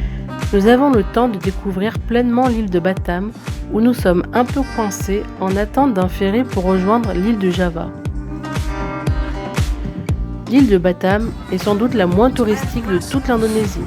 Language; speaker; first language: French; native; French